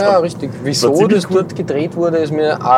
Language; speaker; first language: German; native; German